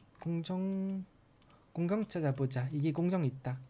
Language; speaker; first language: Korean; non-native, learner; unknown